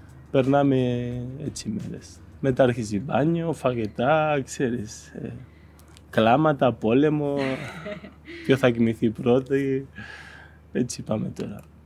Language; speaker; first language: Greek; non-native, fluent; Spanish